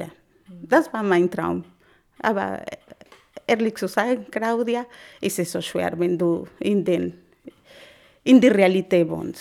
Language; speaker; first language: German; non-native, learner; Spanish